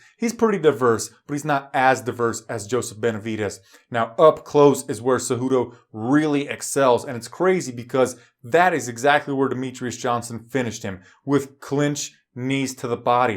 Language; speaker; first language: English; native; English